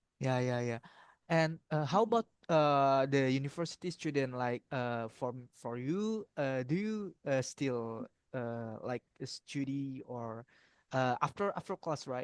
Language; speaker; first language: English; non-native, learner; Indonesian